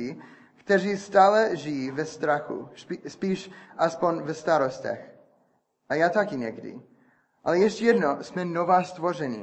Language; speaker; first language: Czech; non-native, fluent; English